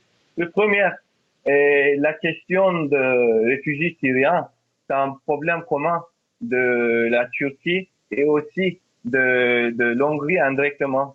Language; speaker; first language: French; non-native, fluent; Turkish